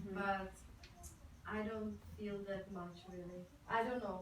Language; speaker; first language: English; non-native, fluent; Czech